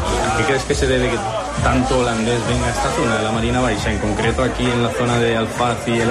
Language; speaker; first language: Spanish; native; Spanish